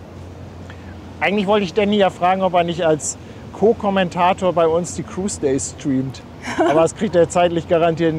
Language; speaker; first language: German; native; German